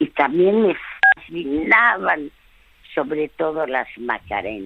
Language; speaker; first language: Spanish; early bilingual, other home language; French